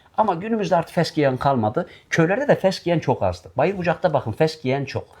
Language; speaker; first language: Turkish; native; Turkish